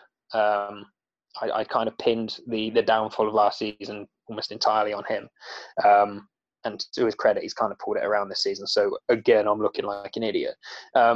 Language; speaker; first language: English; native; English